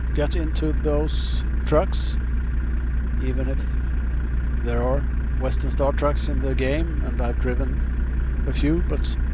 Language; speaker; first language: English; non-native, fluent; Swedish